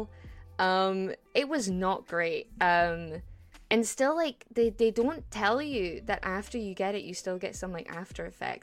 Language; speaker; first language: English; native; English